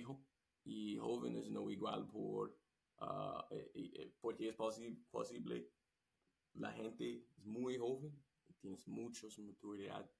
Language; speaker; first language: Spanish; non-native, learner; English